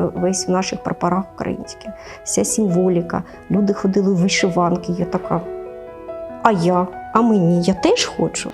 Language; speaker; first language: Ukrainian; native; Ukrainian